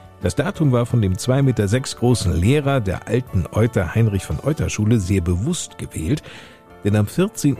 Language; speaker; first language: German; native; German